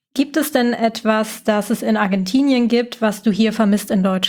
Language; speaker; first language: German; native; German